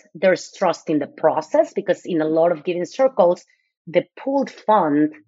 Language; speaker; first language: English; non-native, fluent; Spanish